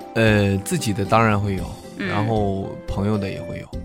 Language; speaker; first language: Chinese; native; Chinese